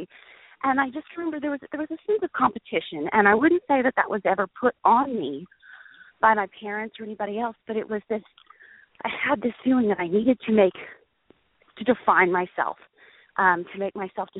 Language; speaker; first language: English; native; English